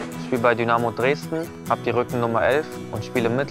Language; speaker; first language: German; early bilingual, other home language; Kurdish